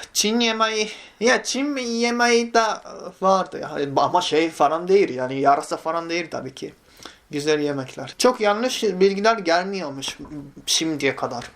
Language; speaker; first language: Turkish; non-native, fluent; Japanese